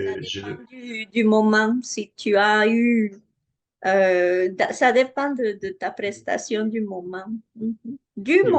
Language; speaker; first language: French; non-native, fluent; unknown